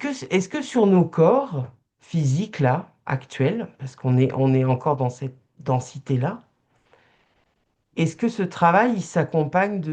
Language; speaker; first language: French; native; French